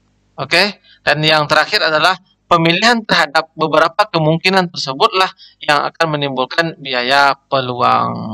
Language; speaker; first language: Indonesian; native; Indonesian